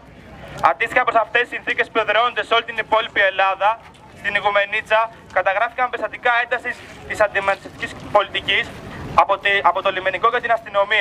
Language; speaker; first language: Greek; native; Greek